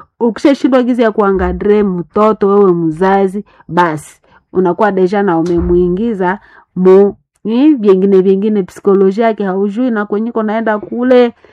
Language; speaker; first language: Swahili; non-native, local second language; Nande